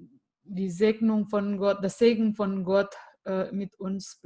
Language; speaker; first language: German; non-native, fluent; Indonesian